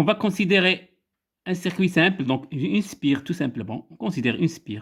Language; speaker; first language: French; non-native, local second language; Arabic